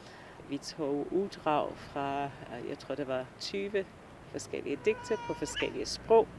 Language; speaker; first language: Danish; non-native, fluent; English